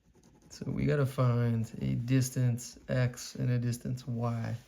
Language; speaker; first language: English; native; English